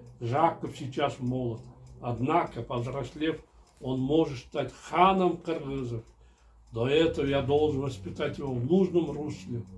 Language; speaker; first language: Russian; non-native, local second language; Kyrgyz